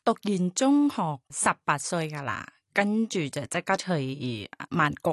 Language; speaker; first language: Cantonese; non-native, fluent; Thai